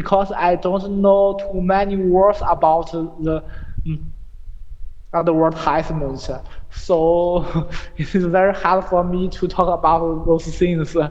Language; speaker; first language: English; non-native, learner; Chinese